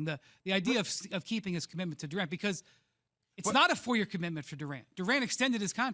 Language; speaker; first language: English; native; English